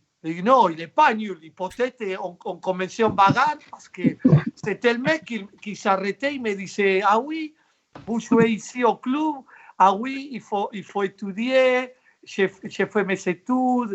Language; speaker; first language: French; non-native, fluent; Spanish